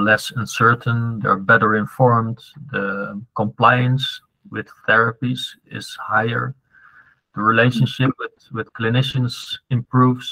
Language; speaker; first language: English; non-native, fluent; Dutch